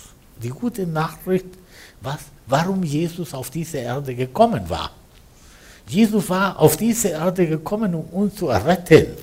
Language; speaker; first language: German; non-native, fluent; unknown